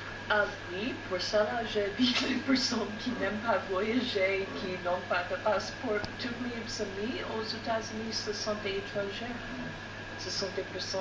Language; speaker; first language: French; non-native, fluent; English